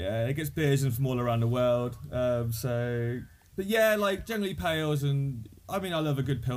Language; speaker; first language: English; native; English